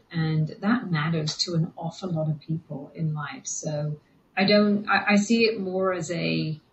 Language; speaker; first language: English; native; English